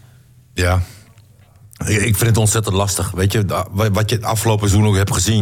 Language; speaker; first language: Dutch; native; Dutch